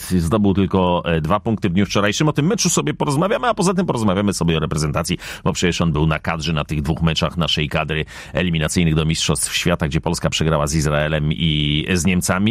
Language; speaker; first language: Polish; native; Polish